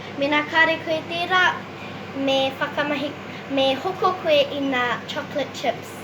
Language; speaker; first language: Māori; non-native, local second language; English